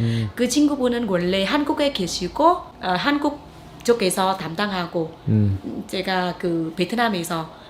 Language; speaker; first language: Korean; non-native, fluent; Vietnamese